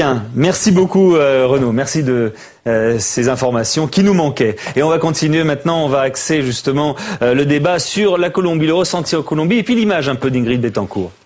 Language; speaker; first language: French; native; French